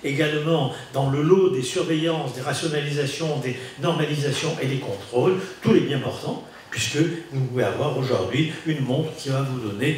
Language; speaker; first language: French; native; French